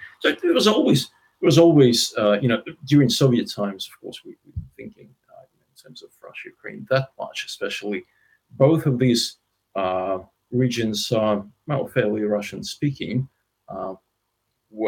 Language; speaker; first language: English; non-native, fluent; Russian